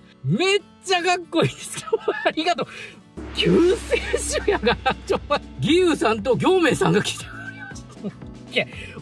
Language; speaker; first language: Japanese; native; Japanese